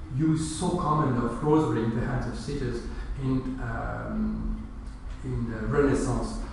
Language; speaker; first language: English; non-native, fluent; French